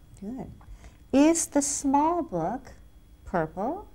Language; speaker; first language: English; native; English